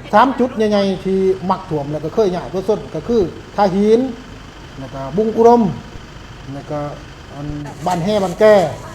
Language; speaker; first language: Lao; native; Lao